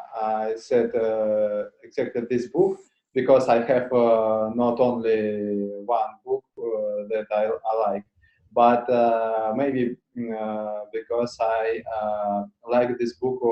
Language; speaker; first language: English; non-native, learner; Russian